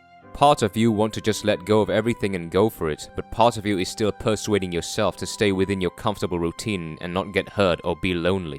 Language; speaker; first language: English; non-native, fluent; Korean